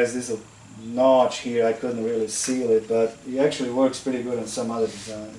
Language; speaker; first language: English; non-native, fluent; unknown